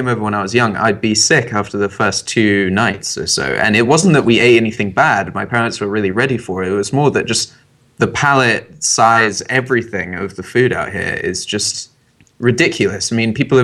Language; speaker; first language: English; native; English